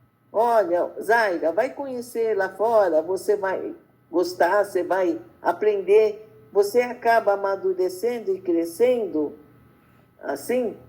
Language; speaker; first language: Portuguese; early bilingual, other home language; Arabic